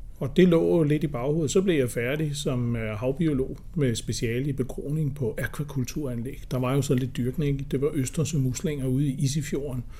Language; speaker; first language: Danish; native; Danish